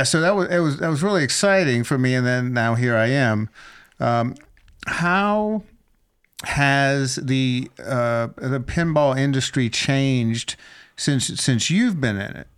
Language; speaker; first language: English; native; English